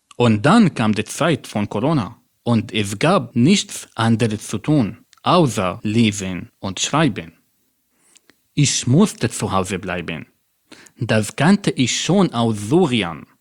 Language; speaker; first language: German; non-native, fluent; Arabic